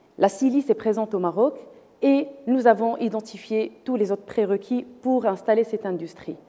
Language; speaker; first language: French; non-native, local second language; Arabic